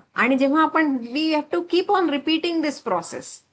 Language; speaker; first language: English; non-native, local second language; Marathi